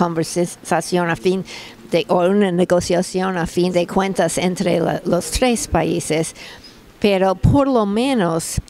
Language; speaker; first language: Spanish; non-native, fluent; English